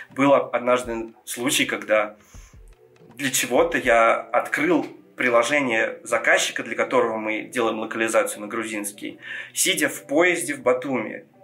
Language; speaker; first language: Russian; non-native, local second language; Georgian